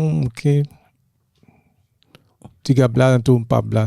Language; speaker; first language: Indonesian; non-native, fluent; English